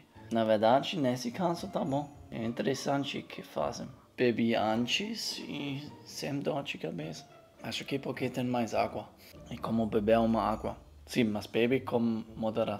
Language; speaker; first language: Portuguese; non-native, learner; German